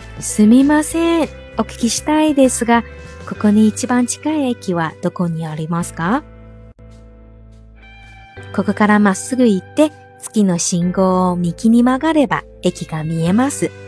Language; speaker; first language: Japanese; non-native, fluent; Chinese